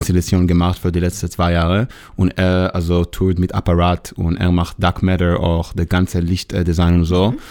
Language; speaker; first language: German; non-native, learner; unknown